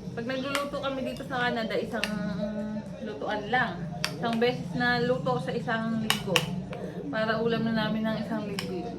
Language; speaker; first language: Filipino; native; Filipino